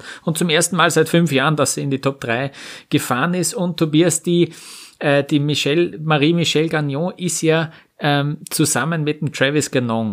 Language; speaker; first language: German; native; German